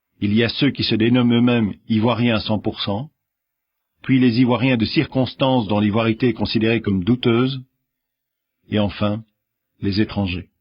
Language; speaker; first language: French; native; French